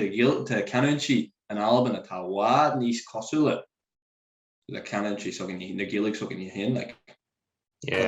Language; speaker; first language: Irish; non-native, local second language; English